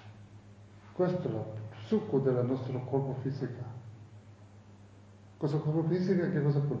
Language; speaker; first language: Italian; non-native, fluent; Tibetan